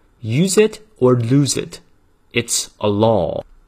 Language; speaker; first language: English; non-native, fluent; Chinese